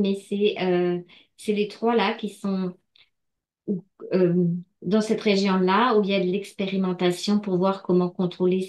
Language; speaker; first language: French; native; French